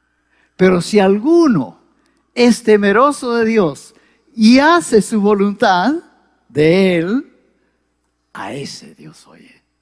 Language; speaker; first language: Spanish; native; Spanish